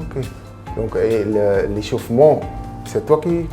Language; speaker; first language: French; non-native, local second language; Dutch